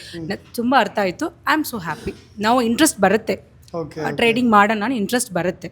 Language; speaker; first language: Kannada; non-native, local second language; Tamil